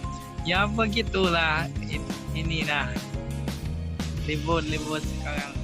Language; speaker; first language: Indonesian; non-native, learner; Thai